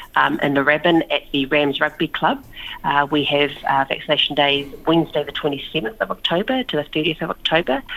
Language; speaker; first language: English; native; English